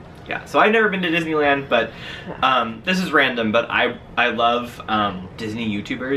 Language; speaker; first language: English; native; English